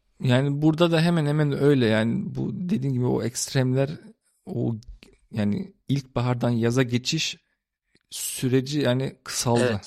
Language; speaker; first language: Turkish; early bilingual, heritage; Turkish